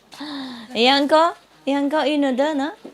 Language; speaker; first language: French; non-native, learner; Vietnamese